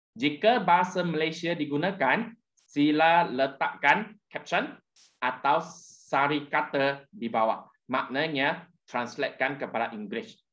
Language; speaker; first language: Malay; non-native, local second language; Chinese